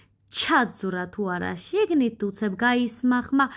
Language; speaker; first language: Georgian; native; Georgian